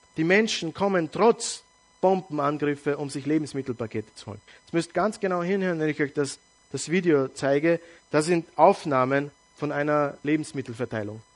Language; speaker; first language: German; non-native, fluent; Serbian